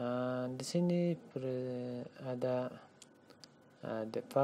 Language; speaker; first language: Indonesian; non-native, learner; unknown